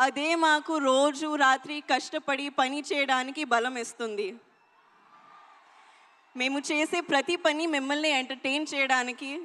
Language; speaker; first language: Telugu; non-native, learner; Hindi